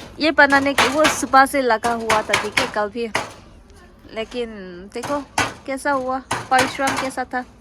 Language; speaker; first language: Hindi; non-native, fluent; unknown